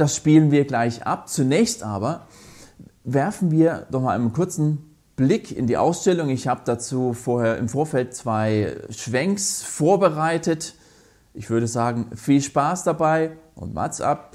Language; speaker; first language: German; native; German